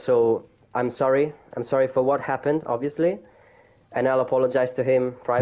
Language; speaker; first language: English; non-native, fluent; Italian